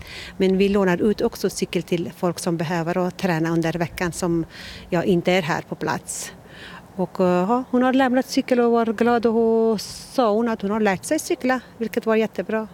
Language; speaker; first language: Swedish; non-native, learner; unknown